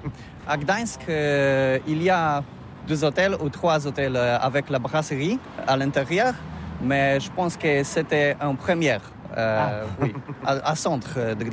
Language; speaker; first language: French; non-native, learner; Polish